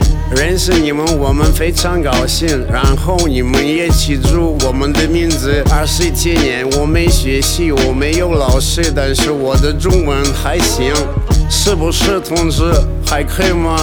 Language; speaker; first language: Chinese; non-native, learner; Russian